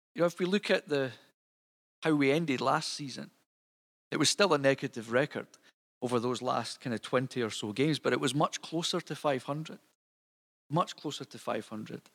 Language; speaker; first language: English; native; English